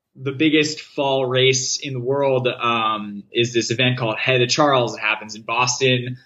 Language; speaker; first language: English; native; English